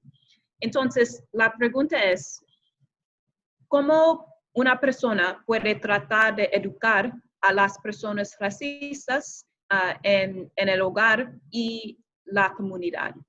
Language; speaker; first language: Spanish; non-native, fluent; English